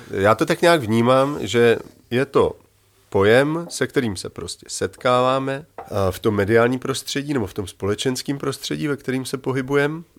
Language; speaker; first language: Czech; native; Czech